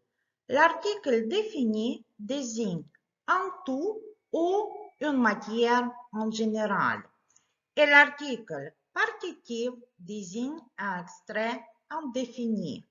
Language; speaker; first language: French; non-native, fluent; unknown